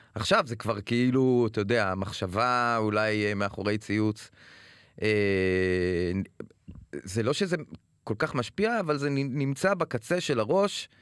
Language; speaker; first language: Hebrew; native; Hebrew